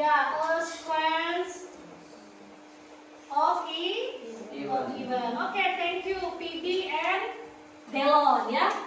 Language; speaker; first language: English; non-native, local second language; Indonesian